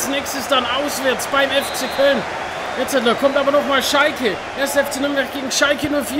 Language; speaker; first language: German; native; German